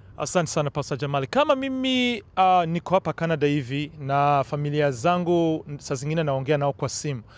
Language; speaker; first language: Swahili; non-native, local second language; Kinyarwanda